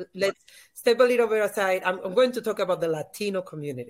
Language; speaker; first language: English; non-native, fluent; Spanish